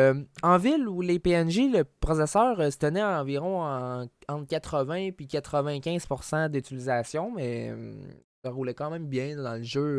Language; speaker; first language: French; native; French